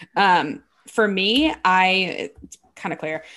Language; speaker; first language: English; native; English